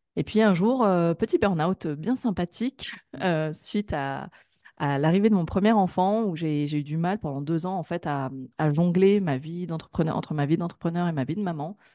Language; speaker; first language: French; native; French